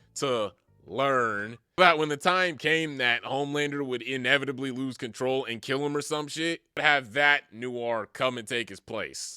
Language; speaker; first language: English; native; English